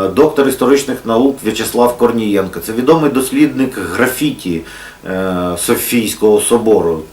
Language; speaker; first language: Ukrainian; non-native, local second language; Russian